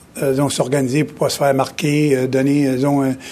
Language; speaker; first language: French; native; French